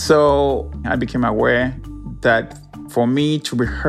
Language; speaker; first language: English; non-native, local second language; Ewe